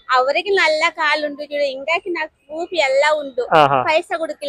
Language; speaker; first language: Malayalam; non-native, learner; Telugu